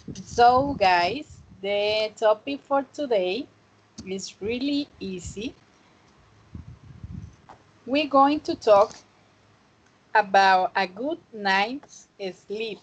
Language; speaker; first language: English; non-native, fluent; Spanish